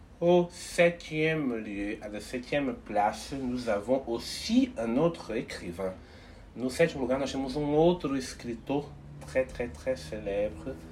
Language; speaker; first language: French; non-native, learner; Portuguese